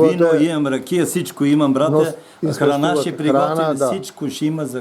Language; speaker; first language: Bulgarian; native; Bulgarian